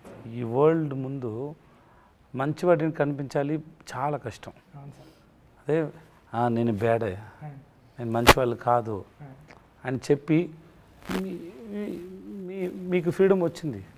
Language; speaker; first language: Telugu; non-native, learner; Tamil